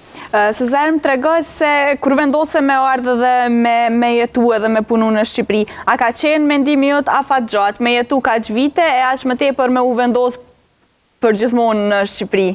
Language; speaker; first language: Albanian; native; Albanian